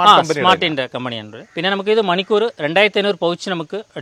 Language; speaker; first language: Malayalam; non-native, local second language; Tamil